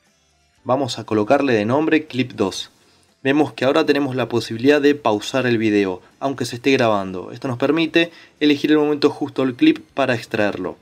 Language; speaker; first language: Spanish; native; Spanish